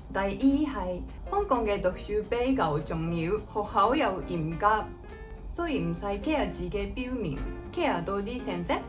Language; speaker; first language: Cantonese; non-native, fluent; Japanese